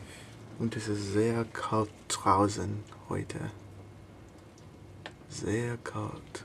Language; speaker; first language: German; non-native, learner; English